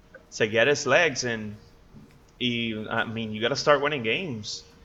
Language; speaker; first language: English; non-native, local second language; Spanish